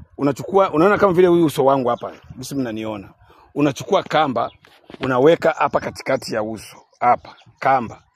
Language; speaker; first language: Swahili; native; Swahili